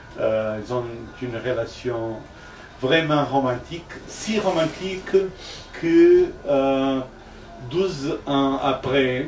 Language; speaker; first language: French; non-native, fluent; Portuguese